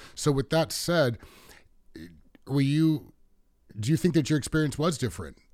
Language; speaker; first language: English; native; English